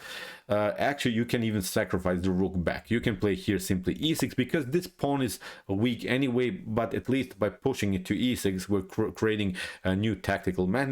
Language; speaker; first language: English; non-native, fluent; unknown